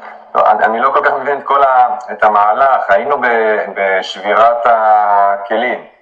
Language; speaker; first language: Hebrew; native; Hebrew